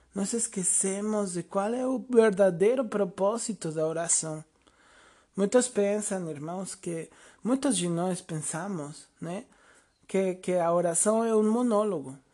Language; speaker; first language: Portuguese; non-native, fluent; Spanish